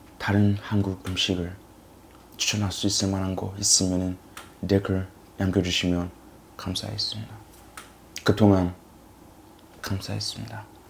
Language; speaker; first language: Korean; non-native, fluent; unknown